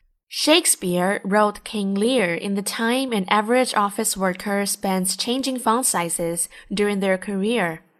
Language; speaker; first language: English; non-native, fluent; Chinese